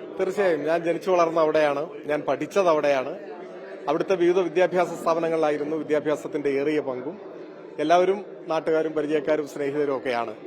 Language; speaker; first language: Malayalam; native; Malayalam